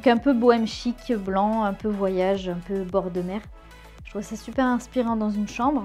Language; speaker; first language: French; native; French